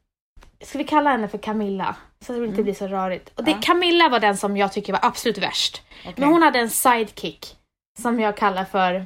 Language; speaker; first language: Swedish; native; Swedish